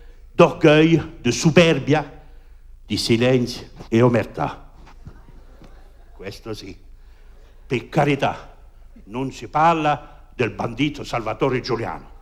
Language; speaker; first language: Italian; early bilingual, heritage; French